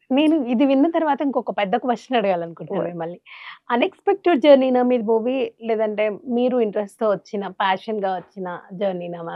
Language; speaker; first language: Telugu; native; Telugu